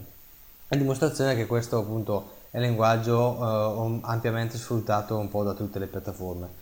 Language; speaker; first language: Italian; native; Italian